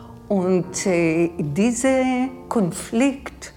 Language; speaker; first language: German; non-native, fluent; Hebrew